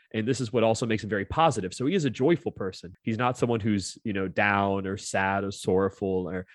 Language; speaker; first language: English; native; English